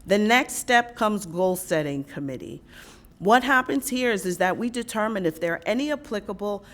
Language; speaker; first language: English; native; English